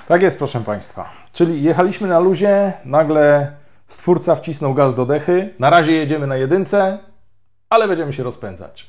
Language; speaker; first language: Polish; native; Polish